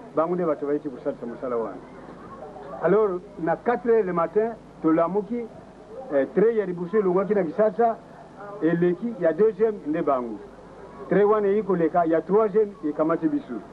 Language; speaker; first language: Lingala; non-native, local second language; Kongo